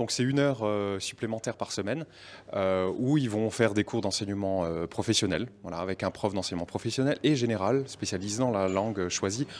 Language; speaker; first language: French; native; French